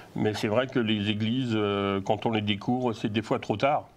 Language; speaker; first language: French; native; French